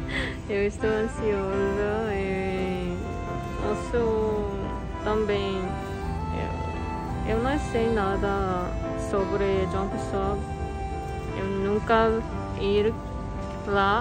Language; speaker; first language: Portuguese; non-native, learner; Korean